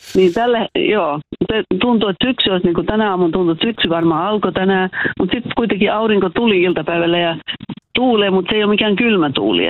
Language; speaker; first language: Finnish; early bilingual, heritage; Finnish